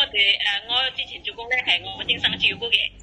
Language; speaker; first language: Cantonese; non-native, learner; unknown